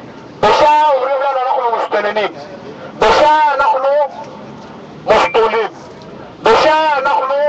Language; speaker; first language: Hebrew; non-native, learner; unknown